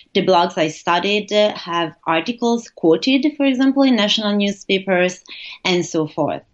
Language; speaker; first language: English; non-native, fluent; Italian